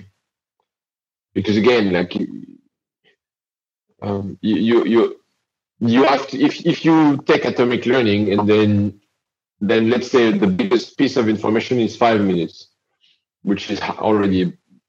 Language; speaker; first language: English; non-native, fluent; French